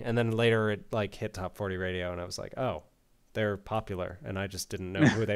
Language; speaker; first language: English; native; English